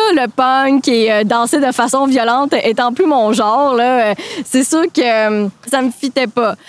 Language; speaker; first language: French; native; French